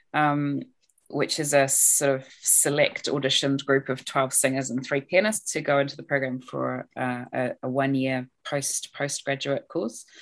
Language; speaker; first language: English; native; English